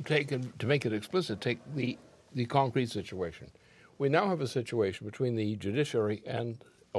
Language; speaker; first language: English; native; English